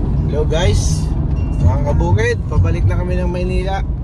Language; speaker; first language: Filipino; native; Filipino